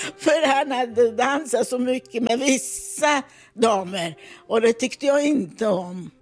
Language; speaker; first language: Swedish; non-native, fluent; Italian